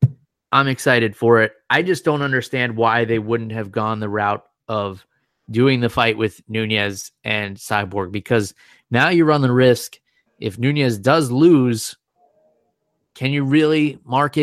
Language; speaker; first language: English; native; English